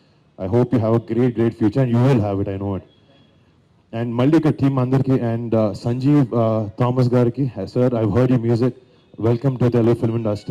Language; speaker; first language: Telugu; native; Telugu